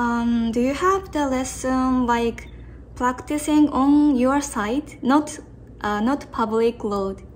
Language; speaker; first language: English; non-native, learner; Japanese